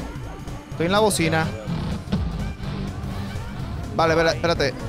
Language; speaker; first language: Spanish; native; Spanish